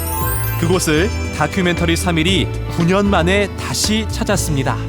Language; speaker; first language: Korean; native; Korean